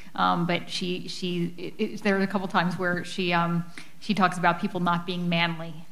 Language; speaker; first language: English; native; English